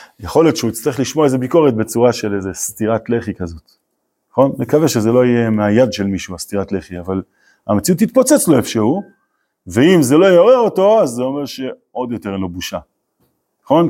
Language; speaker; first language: Hebrew; native; Hebrew